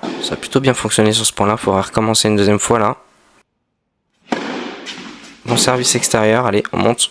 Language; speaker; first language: French; native; French